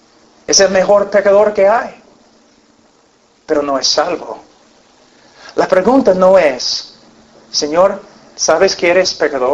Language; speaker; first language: Spanish; non-native, fluent; English